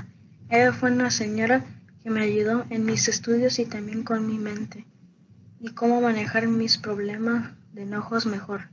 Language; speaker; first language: Spanish; early bilingual, heritage; Spanish